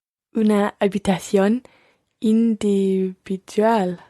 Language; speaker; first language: Spanish; non-native, learner; English